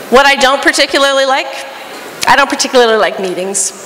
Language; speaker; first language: English; native; English